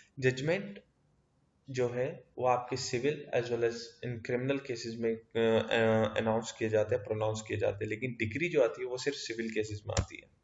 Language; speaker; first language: Hindi; native; Hindi